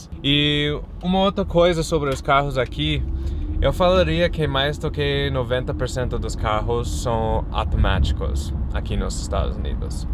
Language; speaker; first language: Portuguese; non-native, fluent; English